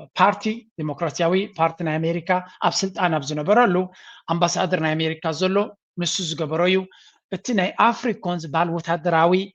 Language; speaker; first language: Tigrinya; native; Tigrinya